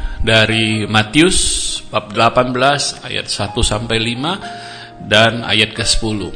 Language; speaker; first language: Indonesian; native; Indonesian